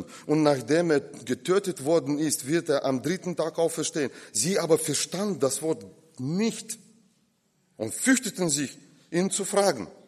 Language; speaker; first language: German; non-native, fluent; Russian